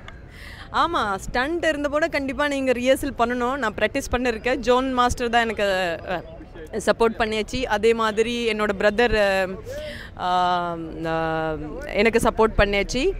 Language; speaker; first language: Tamil; non-native, fluent; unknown